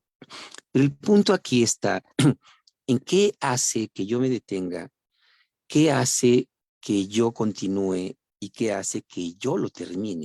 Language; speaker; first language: Spanish; native; Spanish